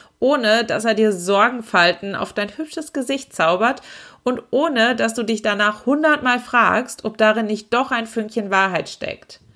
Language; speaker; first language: German; native; German